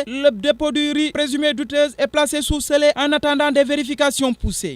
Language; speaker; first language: French; non-native, local second language; Wolof